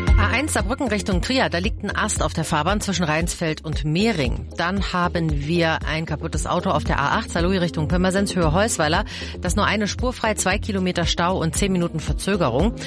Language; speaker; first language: German; native; German